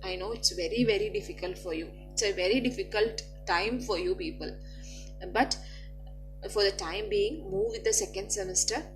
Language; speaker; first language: English; non-native, local second language; Malayalam